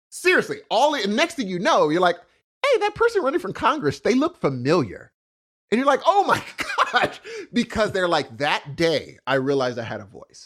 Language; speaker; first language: English; native; English